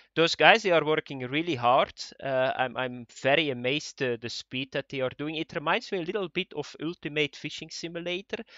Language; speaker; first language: English; non-native, fluent; Dutch